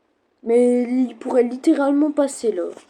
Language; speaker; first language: French; native; French